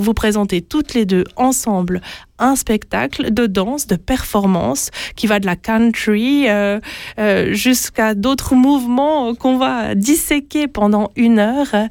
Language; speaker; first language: French; native; French